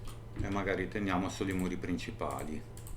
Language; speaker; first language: Italian; native; Italian